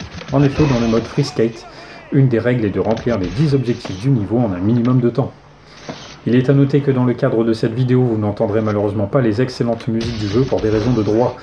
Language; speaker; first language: French; native; French